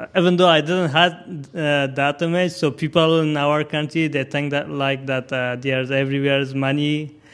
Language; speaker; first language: English; non-native, fluent; Persian